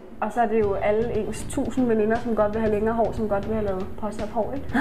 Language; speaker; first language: Danish; native; Danish